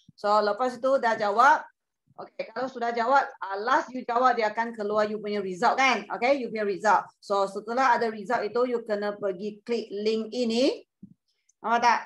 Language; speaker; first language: Malay; non-native, local second language; Chinese